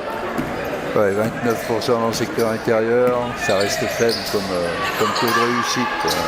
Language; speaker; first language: French; native; French